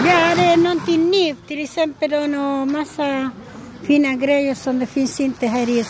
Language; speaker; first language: Swedish; non-native, learner; Spanish